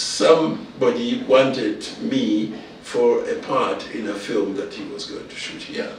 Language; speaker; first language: English; non-native, local second language; Luyia